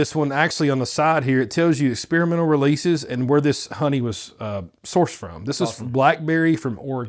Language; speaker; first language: English; native; English